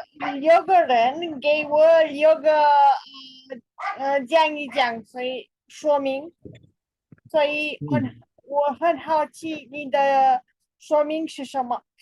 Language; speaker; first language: Chinese; non-native, learner; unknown